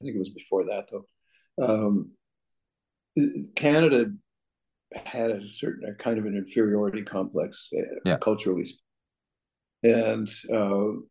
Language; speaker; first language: English; native; English